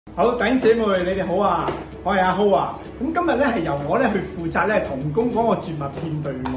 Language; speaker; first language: Cantonese; native; Cantonese